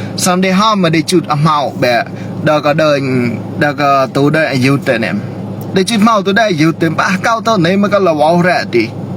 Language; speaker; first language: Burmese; non-native, local second language; Mon